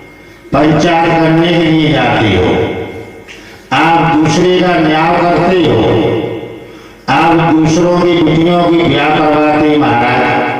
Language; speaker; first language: Hindi; native; Hindi